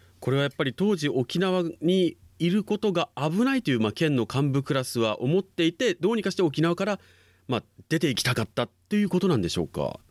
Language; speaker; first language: Japanese; native; Japanese